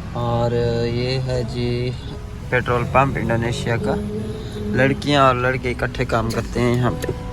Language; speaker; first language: Urdu; non-native, local second language; Punjabi